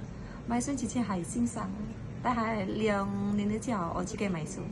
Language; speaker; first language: Cantonese; non-native, learner; Indonesian